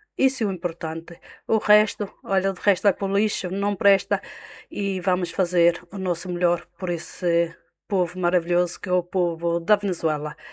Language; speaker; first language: Portuguese; native; Portuguese